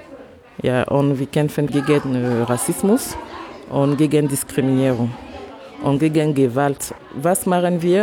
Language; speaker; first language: German; non-native, learner; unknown